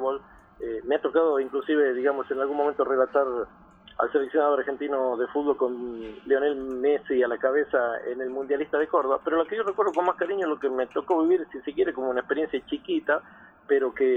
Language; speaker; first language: Spanish; native; Spanish